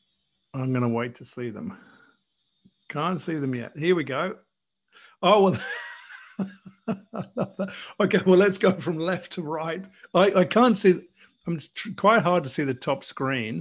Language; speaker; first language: English; native; English